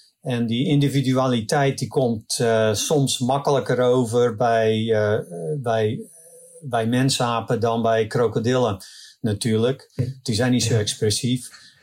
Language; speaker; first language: Dutch; native; Dutch